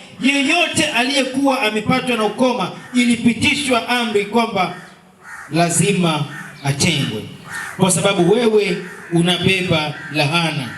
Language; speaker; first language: Swahili; non-native, local second language; Luo (Kenya and Tanzania)